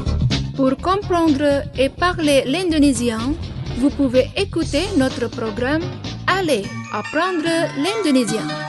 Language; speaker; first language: French; non-native, fluent; Indonesian